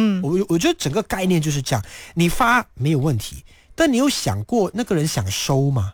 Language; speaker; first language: Chinese; native; Chinese